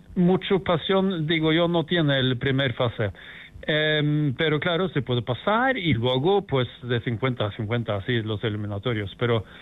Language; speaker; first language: Spanish; non-native, fluent; Norwegian